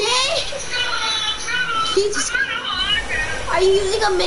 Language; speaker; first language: English; native; English